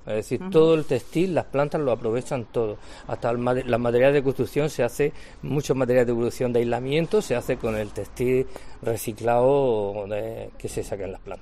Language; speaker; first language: Spanish; native; Spanish